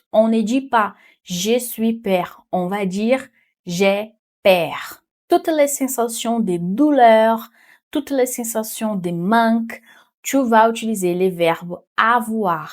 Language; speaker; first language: French; non-native, fluent; Portuguese